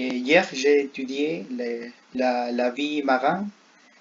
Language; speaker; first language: French; non-native, learner; Spanish